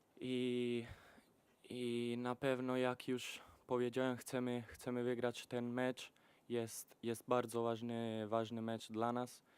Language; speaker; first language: Polish; early bilingual, heritage; Polish